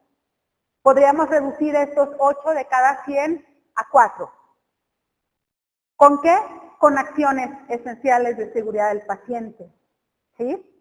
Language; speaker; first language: Spanish; native; Spanish